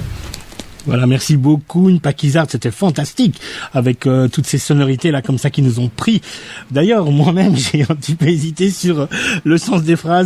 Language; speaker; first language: French; native; French